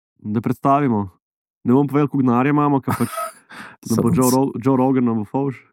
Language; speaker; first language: Slovenian; native; Slovenian